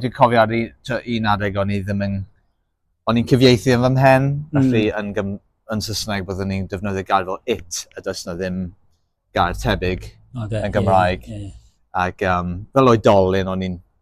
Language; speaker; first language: Welsh; non-native, local second language; English